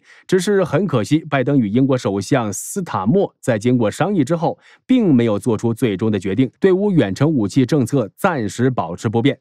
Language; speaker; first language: Chinese; native; Chinese